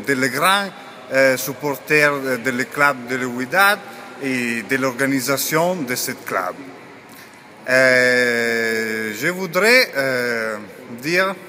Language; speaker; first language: French; non-native, learner; Italian